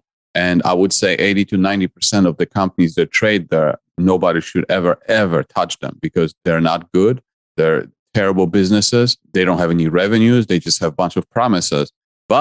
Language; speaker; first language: English; non-native, fluent; Polish